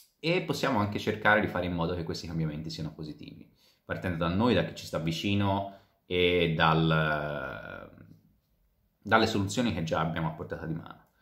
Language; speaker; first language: Italian; native; Italian